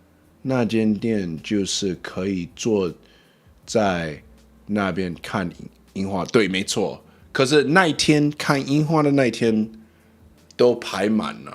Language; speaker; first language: Chinese; non-native, learner; English